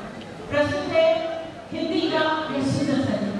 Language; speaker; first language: Hindi; native; Hindi